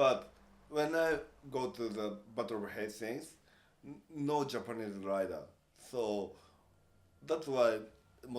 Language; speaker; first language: English; non-native, learner; Japanese